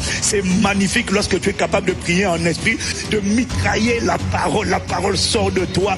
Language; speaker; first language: French; native; French